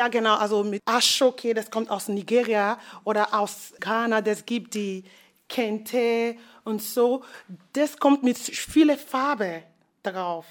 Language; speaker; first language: German; non-native, learner; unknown